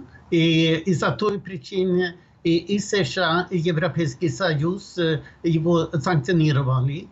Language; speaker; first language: Russian; non-native, fluent; Swedish